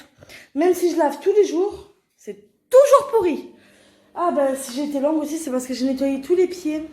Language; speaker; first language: French; native; French